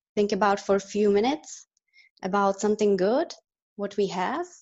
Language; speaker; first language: English; non-native, fluent; Czech